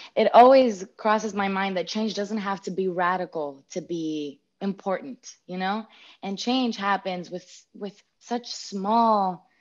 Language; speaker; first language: English; non-native, fluent; Greek